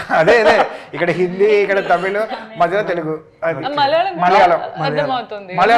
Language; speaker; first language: Telugu; native; Telugu